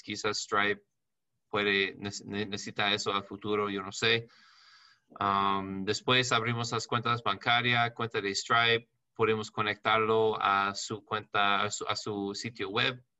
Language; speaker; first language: Spanish; non-native, learner; English